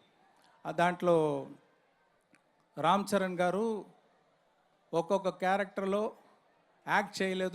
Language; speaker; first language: Telugu; non-native, fluent; Tamil